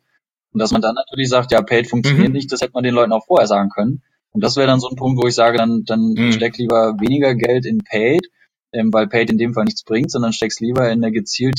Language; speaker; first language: German; native; German